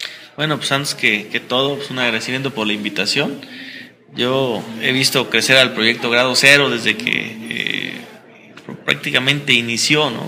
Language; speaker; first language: Spanish; native; Spanish